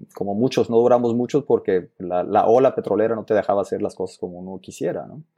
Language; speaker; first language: Spanish; native; Spanish